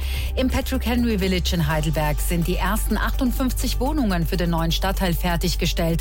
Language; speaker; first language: German; native; German